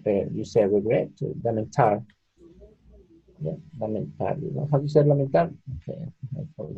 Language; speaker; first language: English; non-native, learner; Spanish